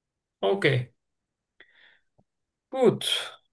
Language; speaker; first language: German; non-native, learner; Turkish